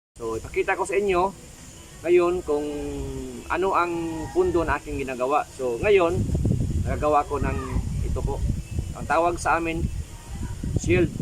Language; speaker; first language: Filipino; non-native, local second language; Cebuano